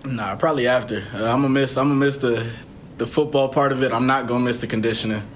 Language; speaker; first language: English; native; English